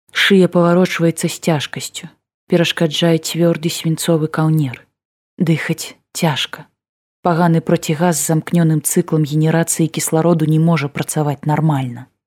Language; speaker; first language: Belarusian; native; Belarusian